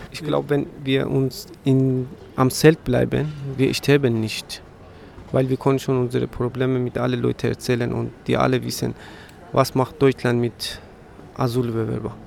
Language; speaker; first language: German; non-native, learner; Persian